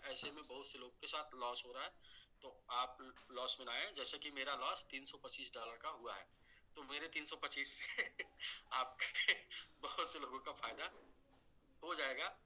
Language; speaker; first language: Hindi; native; Hindi